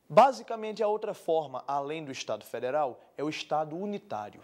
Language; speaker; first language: Portuguese; native; Portuguese